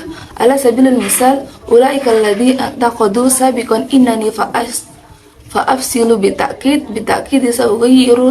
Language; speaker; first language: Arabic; non-native, learner; Indonesian